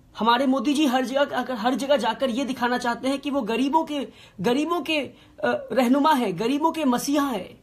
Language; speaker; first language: Hindi; native; Hindi